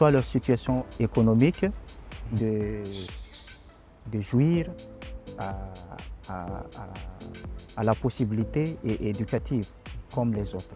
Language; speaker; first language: French; non-native, local second language; Malagasy